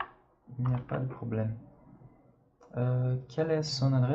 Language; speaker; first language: French; non-native, fluent; Portuguese